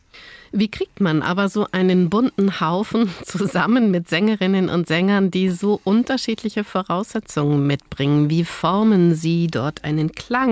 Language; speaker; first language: German; native; German